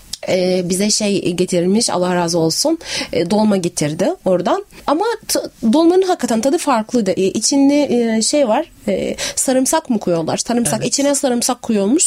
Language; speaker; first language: Turkish; non-native, fluent; Arabic